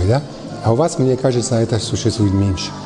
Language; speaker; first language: Russian; non-native, fluent; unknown